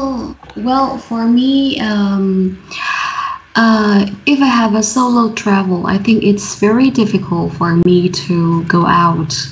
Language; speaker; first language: English; non-native, learner; Vietnamese